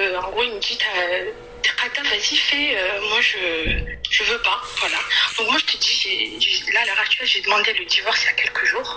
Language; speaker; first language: French; early bilingual, other home language; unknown